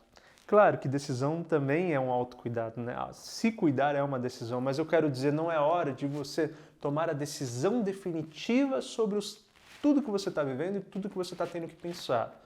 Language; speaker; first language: Portuguese; native; Portuguese